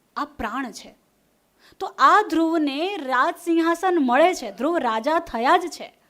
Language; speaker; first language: Gujarati; non-native, local second language; Hindi